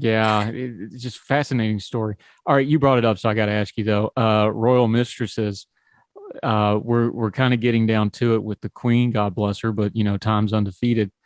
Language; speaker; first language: English; native; English